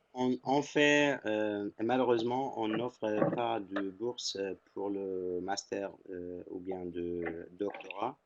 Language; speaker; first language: French; non-native, fluent; Turkish